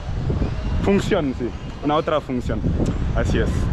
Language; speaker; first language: Spanish; non-native, learner; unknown